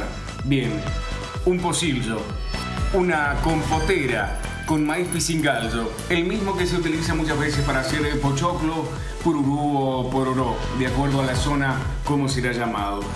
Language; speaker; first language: Spanish; native; Spanish